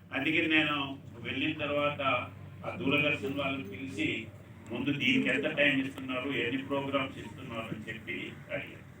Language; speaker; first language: Telugu; native; Telugu